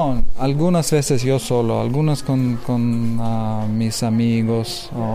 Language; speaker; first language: Spanish; non-native, learner; Lithuanian